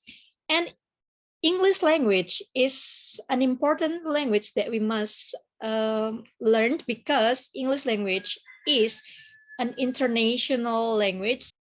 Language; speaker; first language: English; non-native, learner; Indonesian